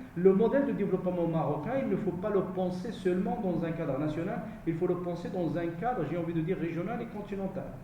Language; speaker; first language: French; non-native, local second language; Arabic